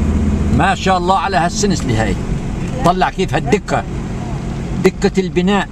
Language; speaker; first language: Arabic; native; Arabic